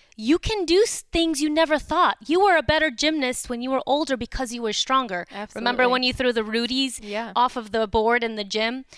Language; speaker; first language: English; early bilingual, other home language; Romanian